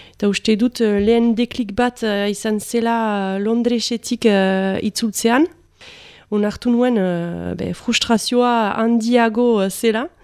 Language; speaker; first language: Basque; non-native, local second language; French